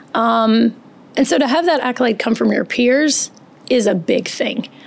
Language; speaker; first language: English; native; English